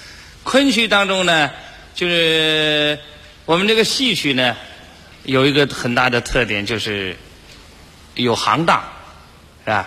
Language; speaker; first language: Chinese; native; Chinese